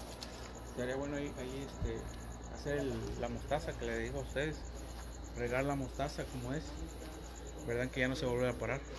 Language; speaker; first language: Spanish; native; Spanish